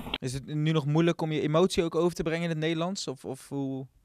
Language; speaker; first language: Dutch; native; Dutch